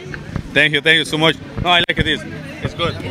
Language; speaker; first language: English; non-native, learner; Spanish